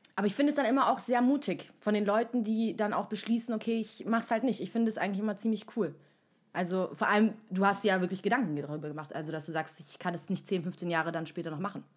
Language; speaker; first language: German; native; German